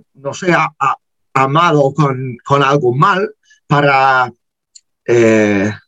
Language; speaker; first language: Spanish; non-native, learner; English